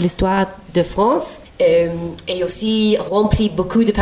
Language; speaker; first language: French; non-native, learner; English